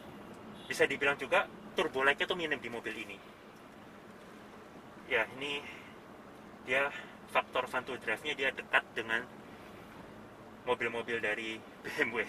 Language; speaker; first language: Indonesian; native; Indonesian